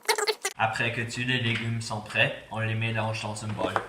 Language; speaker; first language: French; non-native, learner; English